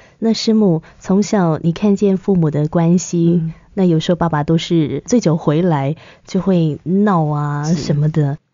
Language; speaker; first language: Chinese; native; Chinese